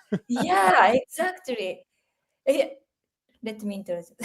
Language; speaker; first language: English; non-native, learner; Japanese